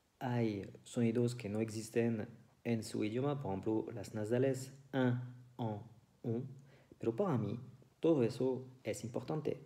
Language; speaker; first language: Spanish; non-native, fluent; French